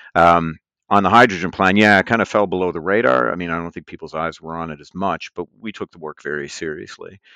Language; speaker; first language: English; native; English